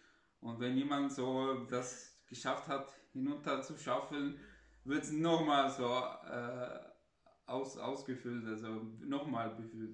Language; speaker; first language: German; non-native, fluent; Arabic